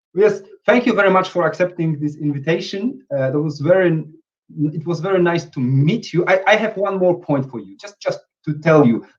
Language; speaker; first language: English; non-native, fluent; Polish